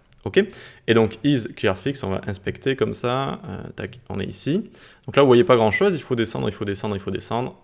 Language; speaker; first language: French; native; French